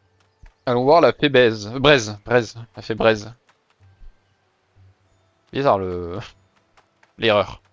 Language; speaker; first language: French; native; French